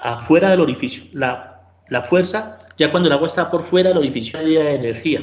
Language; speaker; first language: Spanish; native; Spanish